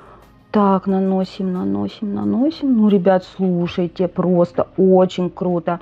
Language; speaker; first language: Russian; native; Russian